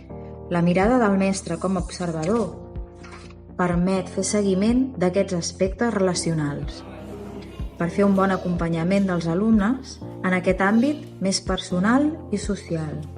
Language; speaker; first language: Catalan; native; Catalan